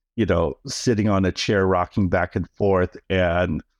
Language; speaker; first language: English; early bilingual, other home language; Filipino